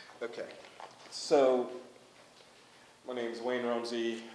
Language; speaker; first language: English; native; English